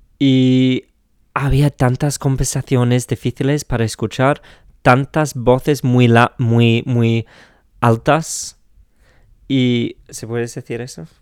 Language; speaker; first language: Spanish; non-native, fluent; English